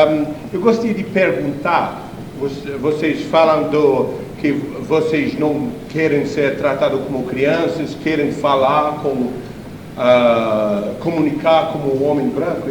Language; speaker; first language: Portuguese; non-native, fluent; English